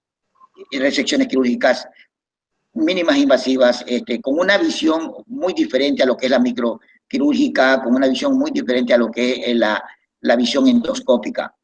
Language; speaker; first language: Spanish; native; Spanish